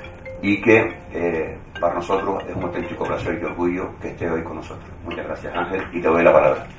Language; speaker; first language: Spanish; native; Spanish